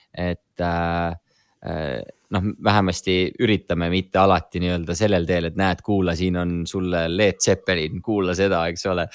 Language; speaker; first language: Estonian; native; Estonian